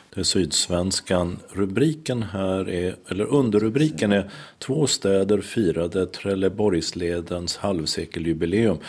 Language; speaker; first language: Swedish; native; Swedish